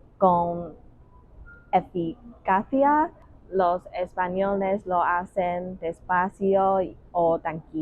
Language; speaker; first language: Spanish; non-native, learner; Chinese